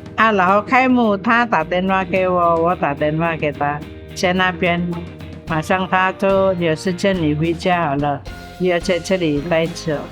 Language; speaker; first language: Chinese; non-native, learner; Indonesian